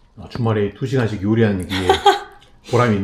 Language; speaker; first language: Korean; native; Korean